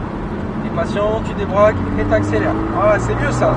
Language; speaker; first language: French; native; French